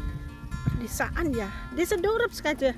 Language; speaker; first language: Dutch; non-native, learner; Indonesian